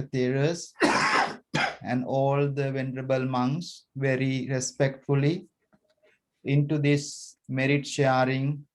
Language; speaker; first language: English; non-native, local second language; Sinhala